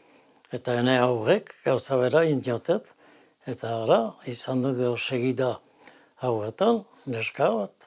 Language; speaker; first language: Basque; native; Basque